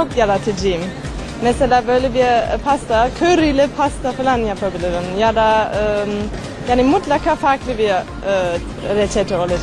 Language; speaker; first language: Turkish; non-native, fluent; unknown